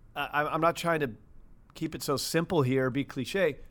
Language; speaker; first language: English; native; English